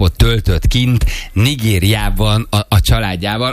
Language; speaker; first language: Hungarian; native; Hungarian